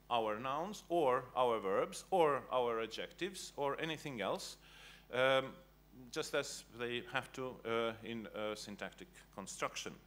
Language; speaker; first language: English; non-native, fluent; Estonian